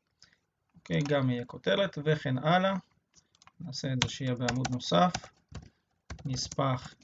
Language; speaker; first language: Hebrew; native; Hebrew